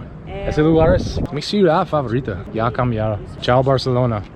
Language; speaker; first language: Spanish; non-native, fluent; English